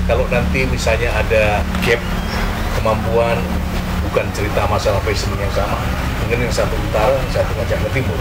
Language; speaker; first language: Indonesian; non-native, local second language; Javanese